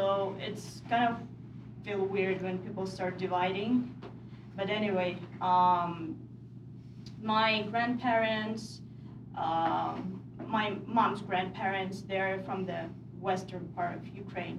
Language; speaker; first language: English; non-native, fluent; Ukrainian